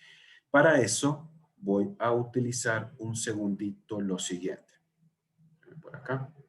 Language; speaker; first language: Spanish; native; Spanish